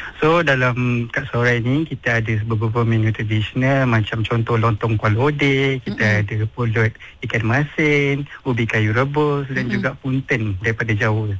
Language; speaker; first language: Malay; native; Malay